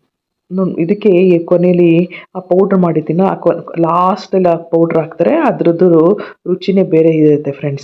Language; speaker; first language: Kannada; native; Kannada